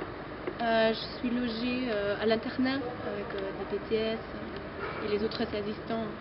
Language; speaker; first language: French; non-native, fluent; German